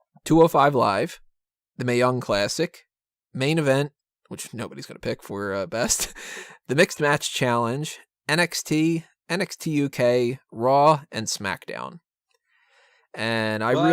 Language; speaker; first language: English; native; English